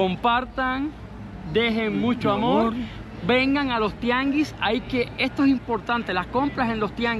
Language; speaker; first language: Spanish; native; Spanish